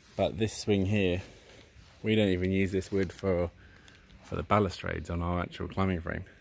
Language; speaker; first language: English; native; English